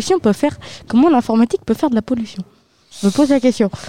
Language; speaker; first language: French; native; French